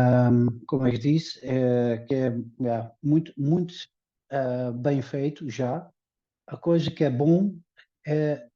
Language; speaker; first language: Portuguese; early bilingual, heritage; Dutch